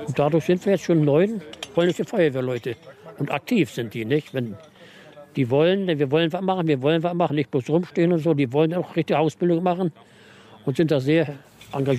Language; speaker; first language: German; native; German